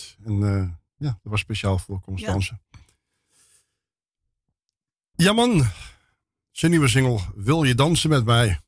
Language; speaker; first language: Dutch; native; Dutch